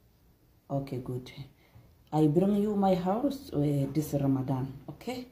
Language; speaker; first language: English; non-native, learner; Arabic